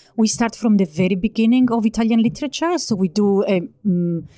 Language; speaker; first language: English; non-native, fluent; Italian